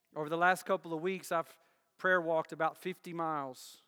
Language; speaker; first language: English; native; English